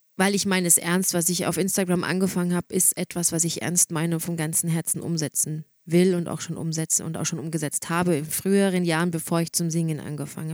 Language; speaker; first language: German; native; German